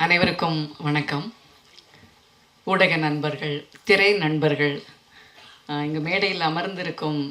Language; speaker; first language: Tamil; native; Tamil